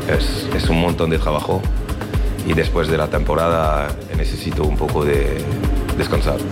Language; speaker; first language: Spanish; non-native, learner; French